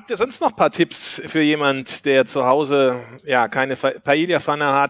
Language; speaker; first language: German; native; German